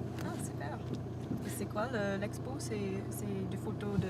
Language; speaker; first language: French; non-native, fluent; English